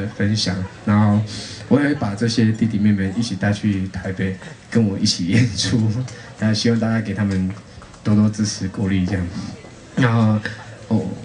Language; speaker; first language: Chinese; non-native, local second language; Amis